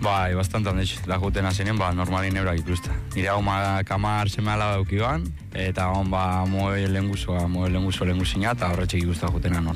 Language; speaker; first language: Basque; native; Basque